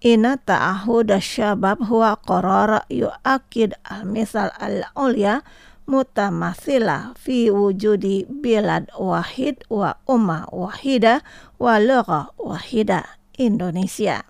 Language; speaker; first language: Arabic; non-native, fluent; Indonesian